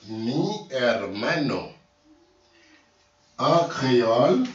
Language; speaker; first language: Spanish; non-native, learner; Haitian Creole